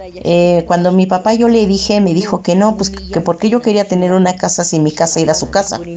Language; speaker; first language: Spanish; early bilingual, other home language; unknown